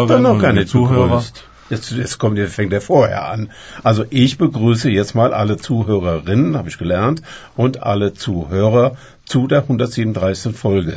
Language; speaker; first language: German; native; German